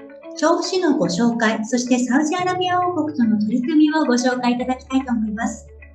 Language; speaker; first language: Japanese; native; Japanese